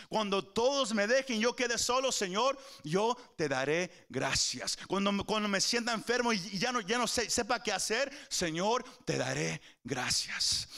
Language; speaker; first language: Spanish; early bilingual, heritage; Spanish